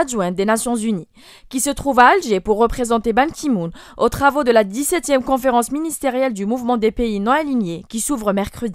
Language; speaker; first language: French; non-native, local second language; Arabic